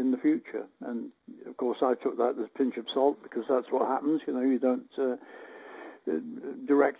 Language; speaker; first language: English; native; English